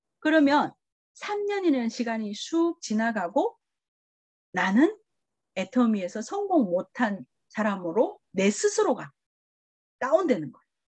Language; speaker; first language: Korean; early bilingual, heritage; Korean